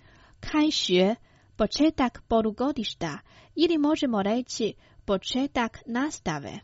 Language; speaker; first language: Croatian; non-native, fluent; Chinese